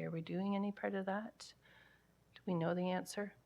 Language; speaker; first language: English; native; English